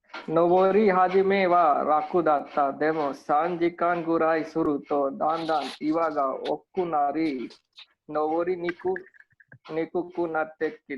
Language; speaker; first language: Japanese; non-native, learner; Hindi